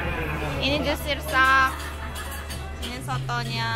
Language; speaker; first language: Indonesian; non-native, fluent; Korean